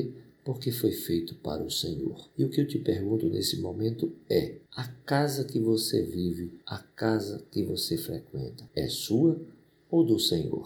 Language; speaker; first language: Portuguese; native; Portuguese